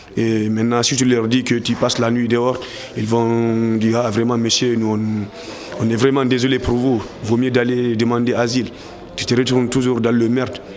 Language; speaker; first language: French; non-native, local second language; Fula